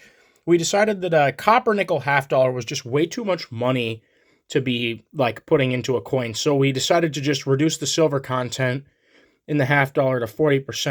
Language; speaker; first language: English; native; English